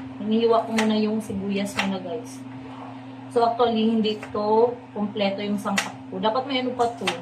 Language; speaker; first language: Filipino; non-native, local second language; Cebuano